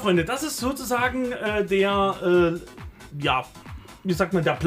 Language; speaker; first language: German; native; German